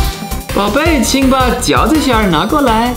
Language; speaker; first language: Chinese; non-native, fluent; German